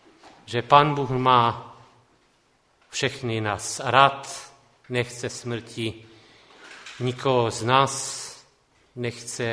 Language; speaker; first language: Czech; non-native, local second language; Polish